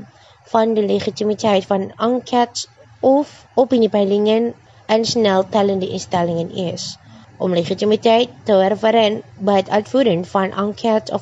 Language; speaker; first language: Dutch; non-native, fluent; Indonesian